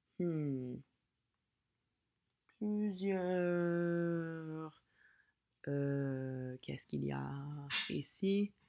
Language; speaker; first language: French; non-native, fluent; English